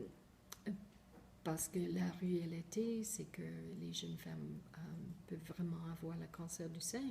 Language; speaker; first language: French; non-native, fluent; English